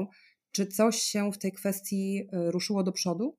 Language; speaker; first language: Polish; native; Polish